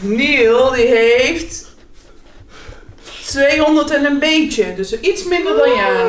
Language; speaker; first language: Dutch; native; Dutch